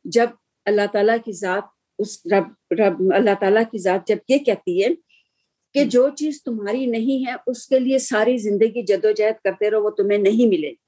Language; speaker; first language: Urdu; native; Urdu